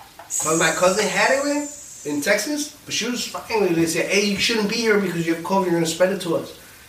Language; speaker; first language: English; early bilingual, other home language; Spanish